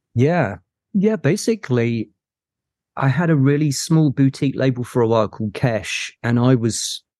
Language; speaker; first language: English; native; English